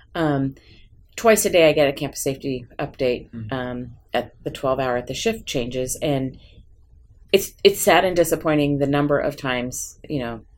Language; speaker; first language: English; native; English